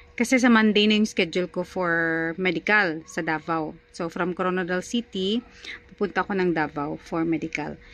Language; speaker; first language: Filipino; non-native, local second language; Hiligaynon